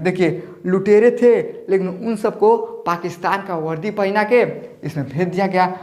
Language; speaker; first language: Hindi; native; Hindi